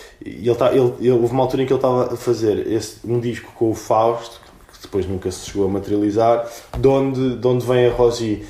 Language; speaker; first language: Portuguese; native; Portuguese